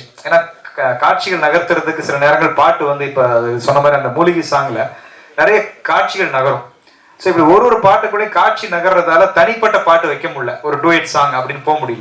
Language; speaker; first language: Tamil; native; Tamil